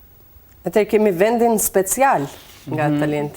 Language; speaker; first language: Albanian; native; Albanian